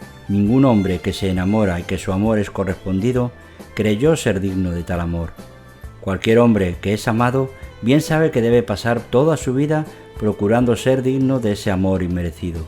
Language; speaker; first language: Spanish; native; Spanish